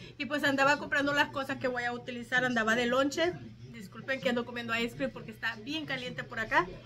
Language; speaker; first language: Spanish; native; Spanish